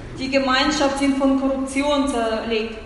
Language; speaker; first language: German; non-native, fluent; Russian